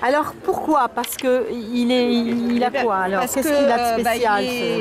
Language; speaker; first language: French; native; French